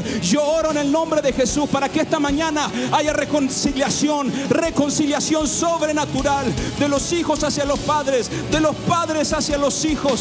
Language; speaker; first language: Spanish; native; Spanish